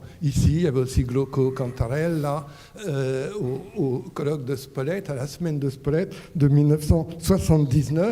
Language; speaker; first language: French; native; French